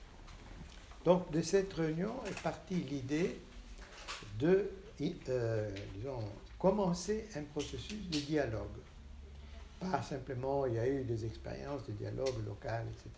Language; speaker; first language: French; non-native, fluent; Portuguese